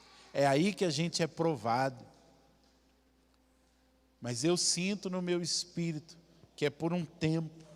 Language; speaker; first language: Portuguese; native; Portuguese